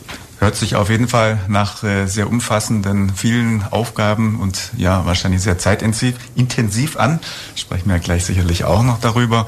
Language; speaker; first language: German; native; German